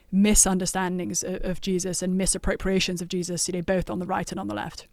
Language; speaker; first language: English; native; English